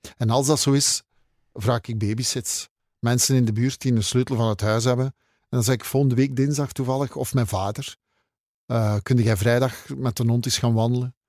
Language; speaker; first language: Dutch; native; Dutch